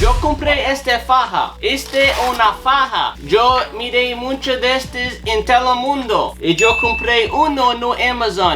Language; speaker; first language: Spanish; non-native, learner; English